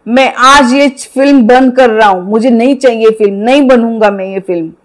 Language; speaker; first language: Hindi; non-native, local second language; Marathi